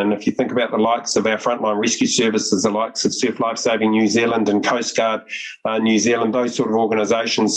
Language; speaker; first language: English; native; English